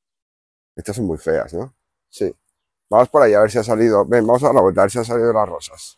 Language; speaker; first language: Spanish; native; Spanish